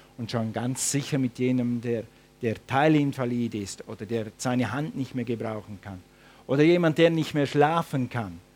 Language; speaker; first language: German; non-native, fluent; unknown